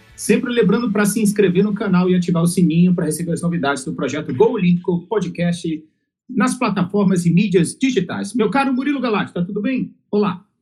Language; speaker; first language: Portuguese; native; Portuguese